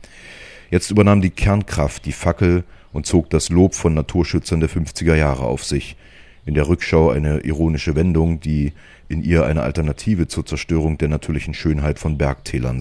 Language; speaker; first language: German; native; German